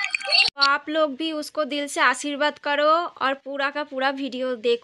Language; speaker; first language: Hindi; non-native, local second language; Bangla